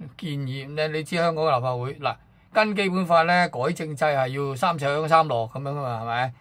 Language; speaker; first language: Chinese; non-native, local second language; Cantonese